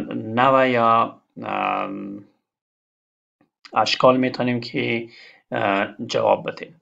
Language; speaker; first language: Persian; non-native, local second language; Pashto